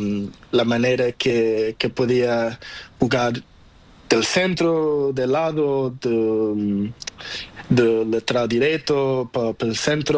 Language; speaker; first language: Spanish; non-native, learner; Portuguese